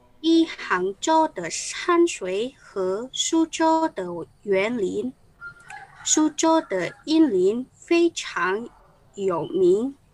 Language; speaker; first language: Chinese; non-native, learner; Indonesian